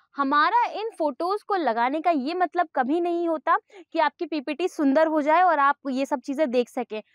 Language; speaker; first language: Hindi; native; Hindi